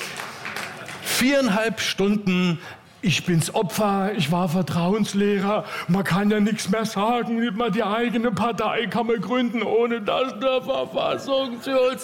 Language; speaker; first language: German; native; German